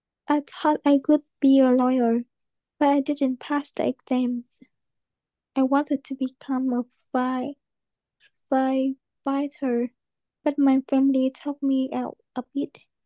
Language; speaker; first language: English; non-native, learner; Vietnamese